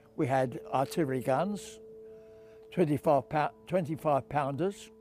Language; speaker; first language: English; native; English